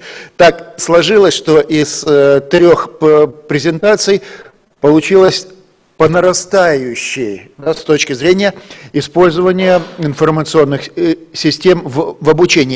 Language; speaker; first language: Russian; native; Russian